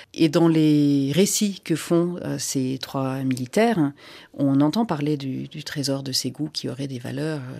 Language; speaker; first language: French; non-native, local second language; Finnish